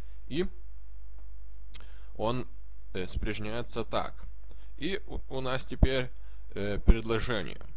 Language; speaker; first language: Russian; non-native, fluent; Lithuanian